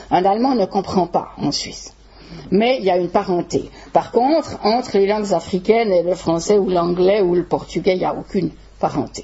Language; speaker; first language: French; native; French